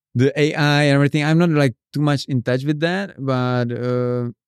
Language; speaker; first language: English; non-native, fluent; Czech